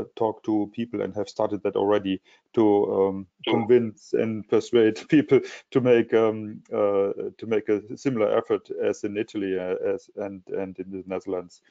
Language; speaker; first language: English; non-native, fluent; German